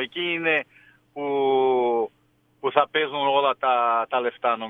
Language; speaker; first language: Greek; non-native, fluent; Portuguese